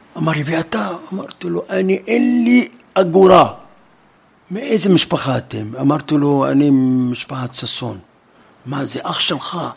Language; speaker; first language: Hebrew; non-native, fluent; Arabic